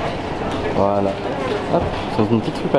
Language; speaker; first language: French; native; French